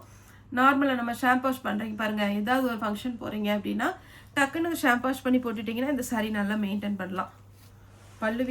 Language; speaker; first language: Tamil; native; Tamil